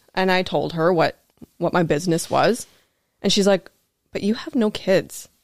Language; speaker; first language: English; native; English